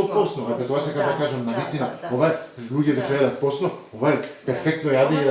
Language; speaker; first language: Macedonian; non-native, fluent; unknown